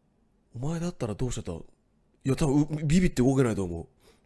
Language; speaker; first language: Japanese; native; Japanese